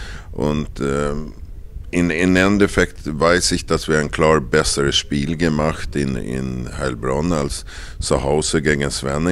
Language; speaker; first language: German; non-native, fluent; Swedish